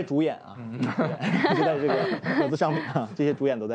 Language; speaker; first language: Chinese; native; Chinese